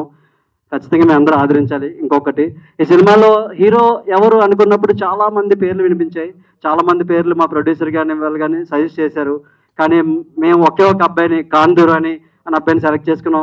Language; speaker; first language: Telugu; native; Telugu